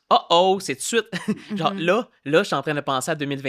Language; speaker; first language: French; native; French